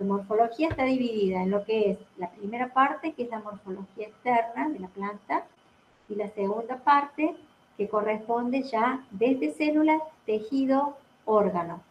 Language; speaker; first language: Spanish; native; Spanish